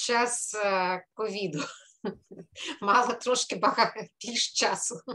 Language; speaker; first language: Ukrainian; non-native, fluent; Russian